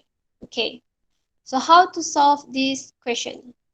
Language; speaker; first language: English; non-native, local second language; Malay